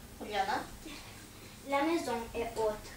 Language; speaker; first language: French; non-native, learner; Russian